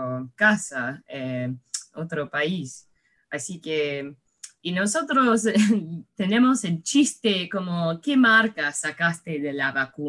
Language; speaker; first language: Spanish; early bilingual, heritage; Spanish